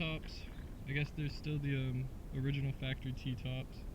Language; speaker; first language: English; native; English